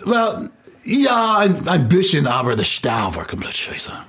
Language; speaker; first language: German; non-native, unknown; English